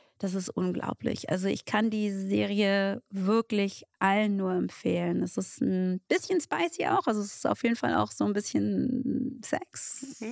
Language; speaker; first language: German; early bilingual, other home language; Tigrinya